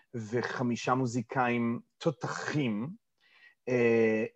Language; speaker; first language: Hebrew; early bilingual, other home language; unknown